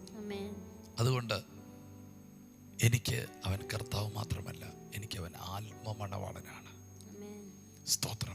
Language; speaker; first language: Malayalam; native; Malayalam